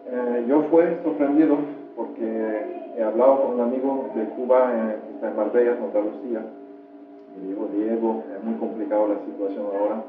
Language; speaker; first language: Spanish; non-native, fluent; French